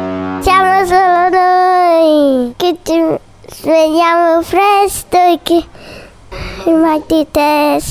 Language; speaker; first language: Italian; native; Italian